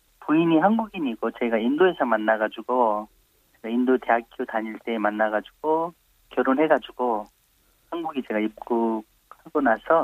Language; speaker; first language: Korean; non-native, fluent; Nepali